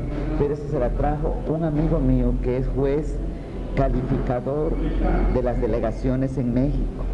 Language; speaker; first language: Spanish; native; Spanish